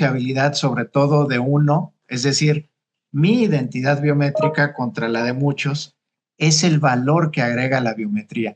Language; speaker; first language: Spanish; native; Spanish